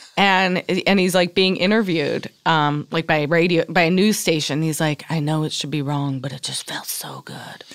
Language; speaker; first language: English; native; English